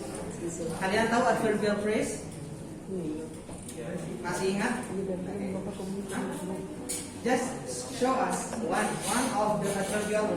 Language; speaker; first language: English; non-native, fluent; Indonesian